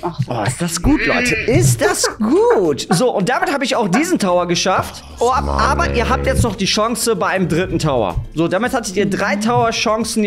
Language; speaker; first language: German; native; German